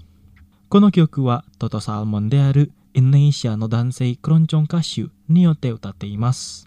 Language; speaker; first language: Japanese; non-native, fluent; Indonesian